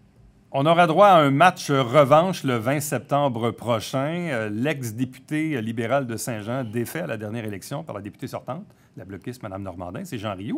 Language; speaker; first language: French; native; French